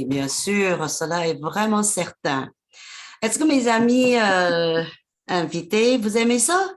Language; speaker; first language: French; non-native, fluent; Chinese